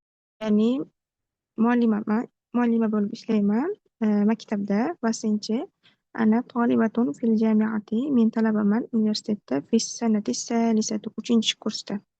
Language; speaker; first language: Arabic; non-native, learner; Uzbek